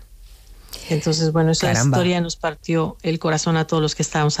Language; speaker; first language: Spanish; native; Spanish